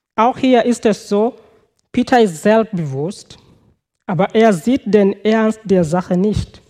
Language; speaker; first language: German; non-native, fluent; Swahili